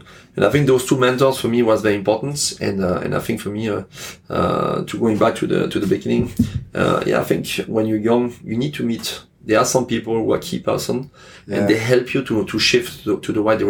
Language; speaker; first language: English; non-native, fluent; French